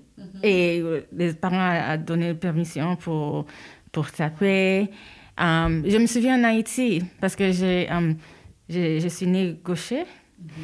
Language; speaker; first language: French; non-native, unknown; Haitian Creole